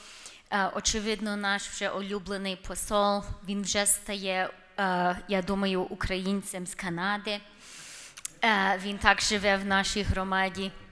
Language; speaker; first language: Ukrainian; early bilingual, heritage; Ukrainian